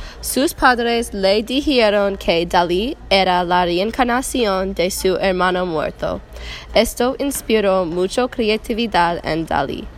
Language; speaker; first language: Spanish; non-native, learner; English